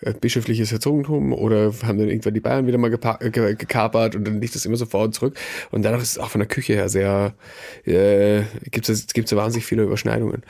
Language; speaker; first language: German; native; German